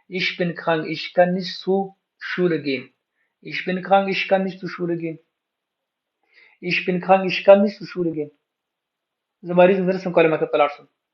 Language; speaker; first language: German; non-native, fluent; Pashto